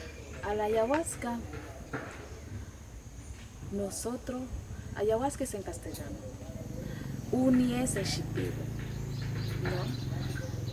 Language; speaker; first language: Spanish; non-native, local second language; Shipibo-Conibo